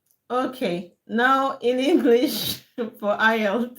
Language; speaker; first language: English; non-native, fluent; French